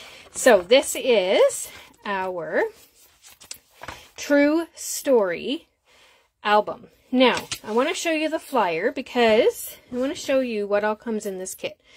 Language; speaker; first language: English; native; English